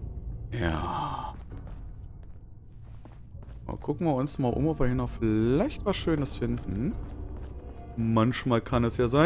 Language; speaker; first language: German; native; German